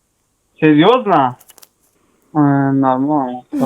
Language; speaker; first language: Russian; non-native, learner; Tajik